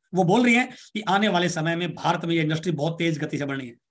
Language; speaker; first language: Hindi; native; Hindi